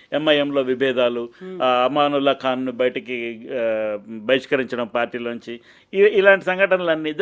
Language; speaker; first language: Telugu; native; Telugu